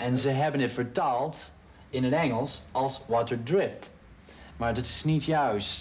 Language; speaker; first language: Dutch; non-native, fluent; English